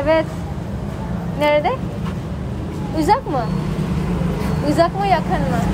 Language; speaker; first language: Turkish; non-native, learner; Indonesian